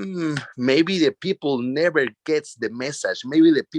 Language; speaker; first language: English; non-native, learner; Spanish